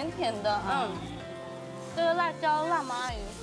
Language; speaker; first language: Chinese; non-native, local second language; Indonesian